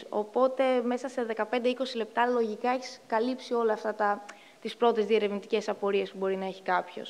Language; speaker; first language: Greek; native; Greek